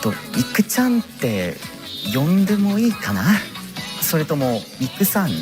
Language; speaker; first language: Japanese; non-native, fluent; English